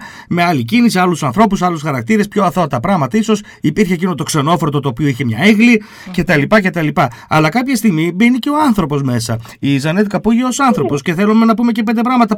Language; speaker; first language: Greek; native; Greek